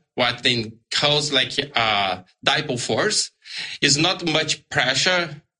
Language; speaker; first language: English; non-native, learner; Portuguese